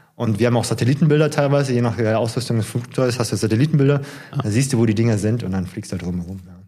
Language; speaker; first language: German; early bilingual, other home language; Korean